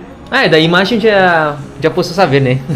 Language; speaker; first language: Portuguese; non-native, learner; Indonesian